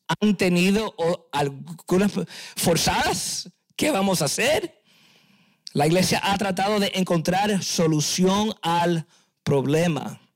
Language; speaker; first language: Spanish; early bilingual, heritage; Spanish